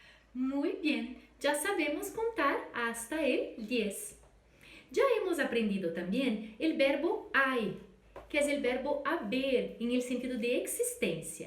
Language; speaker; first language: Spanish; non-native, fluent; Portuguese